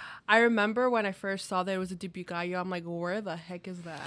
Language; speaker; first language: English; early bilingual, other home language; Spanish